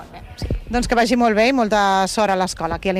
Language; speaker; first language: Catalan; native; Catalan